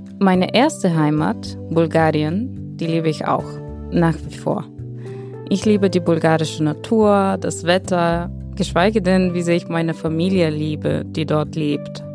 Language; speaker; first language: German; non-native, fluent; Bulgarian